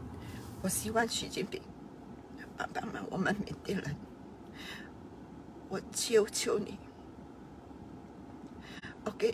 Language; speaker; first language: Chinese; non-native, fluent; Burmese